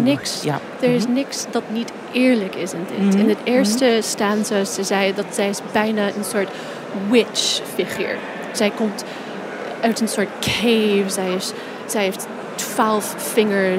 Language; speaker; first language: Dutch; non-native, fluent; English